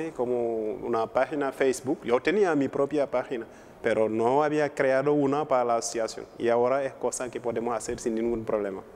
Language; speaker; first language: Spanish; non-native, fluent; Wolof